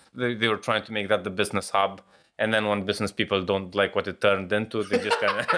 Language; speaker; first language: English; non-native, fluent; Romanian